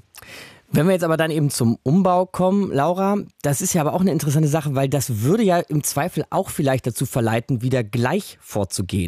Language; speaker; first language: German; native; German